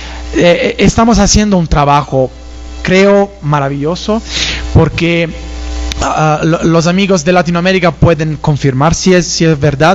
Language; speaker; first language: Spanish; non-native, fluent; Italian